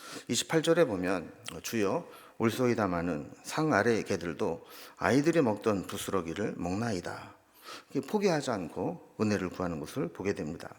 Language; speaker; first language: Korean; native; Korean